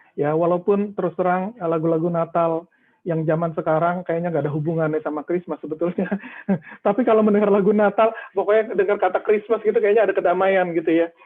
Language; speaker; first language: Indonesian; native; Indonesian